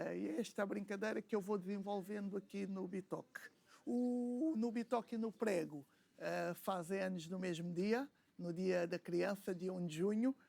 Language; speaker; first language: Portuguese; early bilingual, other home language; Kabuverdianu